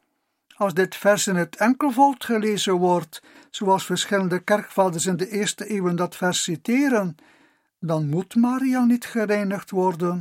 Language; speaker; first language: Dutch; native; Dutch